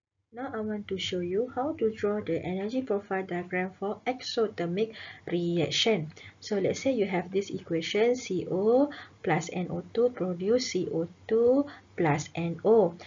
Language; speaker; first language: English; non-native, local second language; Malay